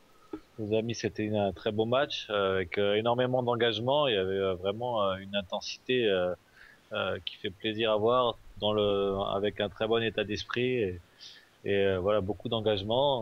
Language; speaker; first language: French; native; French